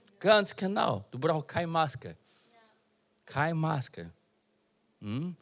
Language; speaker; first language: German; non-native, learner; Portuguese